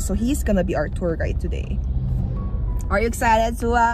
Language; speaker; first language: English; early bilingual, other home language; Korean